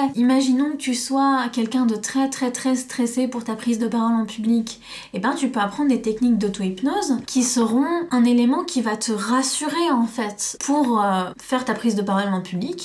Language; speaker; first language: French; native; French